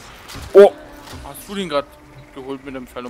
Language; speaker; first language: German; native; German